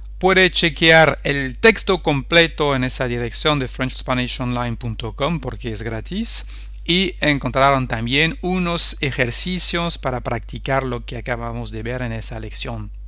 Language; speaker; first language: Spanish; non-native, fluent; French